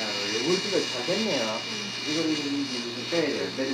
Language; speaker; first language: Korean; non-native, learner; Turkish